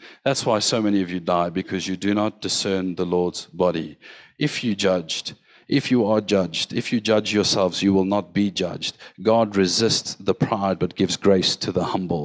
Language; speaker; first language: English; native; English